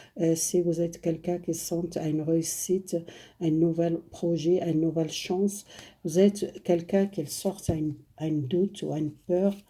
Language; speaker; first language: French; non-native, fluent; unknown